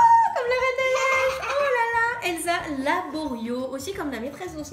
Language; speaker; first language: French; native; French